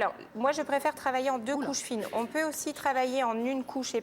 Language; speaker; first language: French; native; French